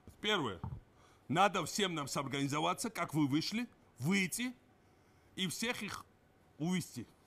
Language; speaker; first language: Russian; non-native, local second language; Georgian